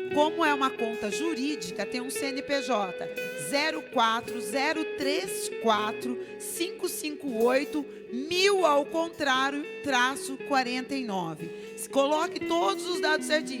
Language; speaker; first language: Portuguese; native; Portuguese